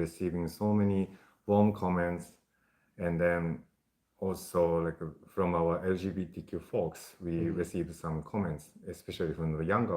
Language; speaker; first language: English; non-native, fluent; Japanese